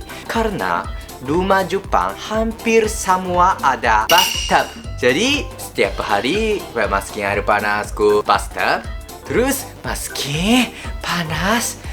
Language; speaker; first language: Indonesian; non-native, learner; Japanese